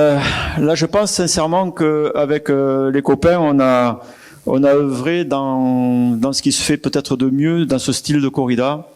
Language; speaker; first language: French; native; French